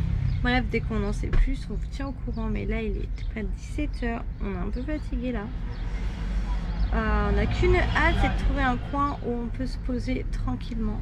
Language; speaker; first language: French; native; French